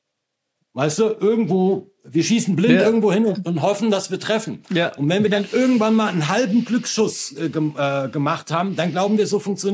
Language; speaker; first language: German; native; German